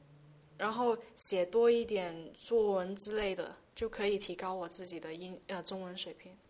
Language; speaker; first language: Chinese; early bilingual, heritage; Chinese